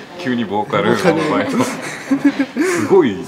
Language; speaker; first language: Japanese; native; Japanese